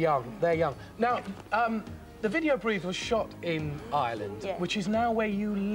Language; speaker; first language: English; native; English